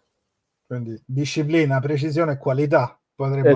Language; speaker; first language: Italian; native; Italian